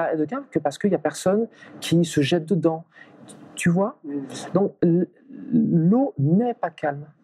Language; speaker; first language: French; native; French